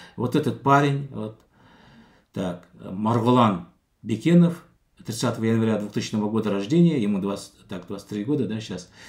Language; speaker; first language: Russian; non-native, local second language; Kazakh